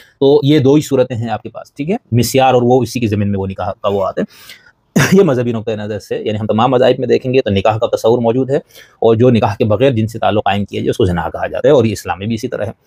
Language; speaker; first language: Urdu; native; Urdu